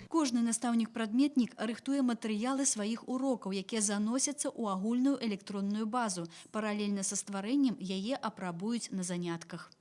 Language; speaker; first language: Belarusian; native; Belarusian